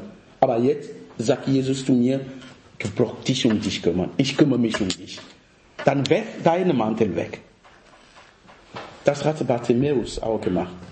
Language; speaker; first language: German; non-native, fluent; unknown